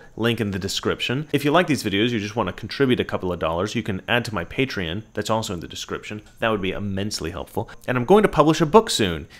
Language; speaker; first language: English; native; English